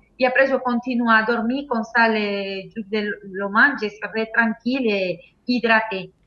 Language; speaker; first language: French; non-native, fluent; Spanish